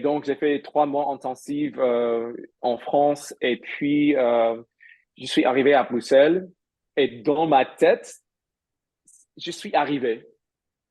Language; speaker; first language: French; non-native, fluent; English